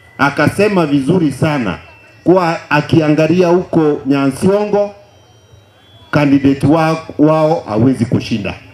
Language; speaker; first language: Swahili; non-native, local second language; Gusii